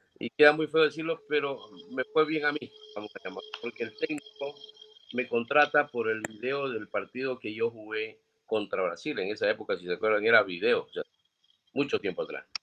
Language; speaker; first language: Spanish; native; Spanish